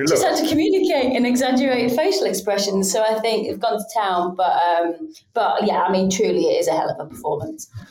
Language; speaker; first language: English; native; English